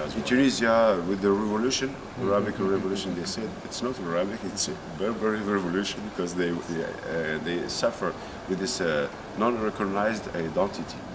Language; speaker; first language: English; non-native, fluent; Kabyle